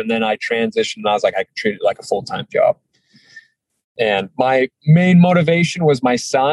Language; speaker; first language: English; native; English